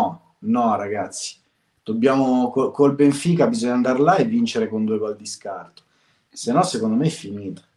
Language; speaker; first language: Italian; native; Italian